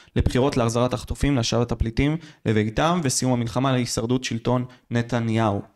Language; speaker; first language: Hebrew; native; Hebrew